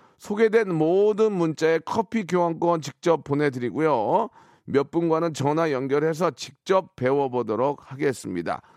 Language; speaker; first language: Korean; native; Korean